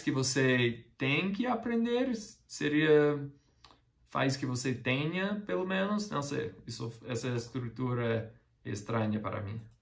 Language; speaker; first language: Portuguese; non-native, fluent; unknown